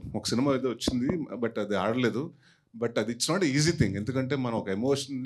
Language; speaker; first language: Telugu; native; Telugu